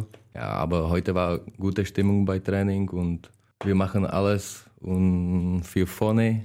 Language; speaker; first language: German; non-native, learner; Czech